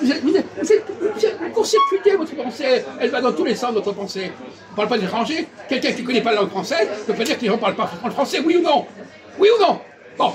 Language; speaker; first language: French; native; French